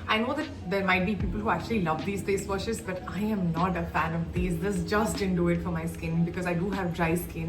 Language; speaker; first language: English; native; English